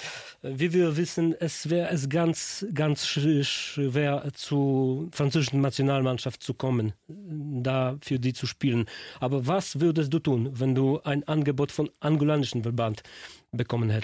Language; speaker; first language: German; non-native, learner; Polish